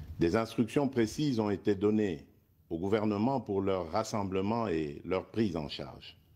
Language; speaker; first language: French; non-native, local second language; Luba-Lulua